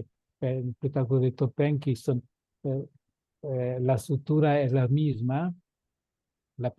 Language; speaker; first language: Spanish; non-native, fluent; Italian